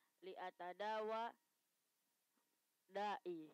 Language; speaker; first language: Arabic; non-native, learner; Indonesian